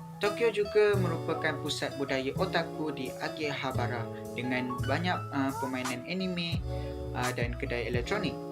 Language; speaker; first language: Malay; native; Malay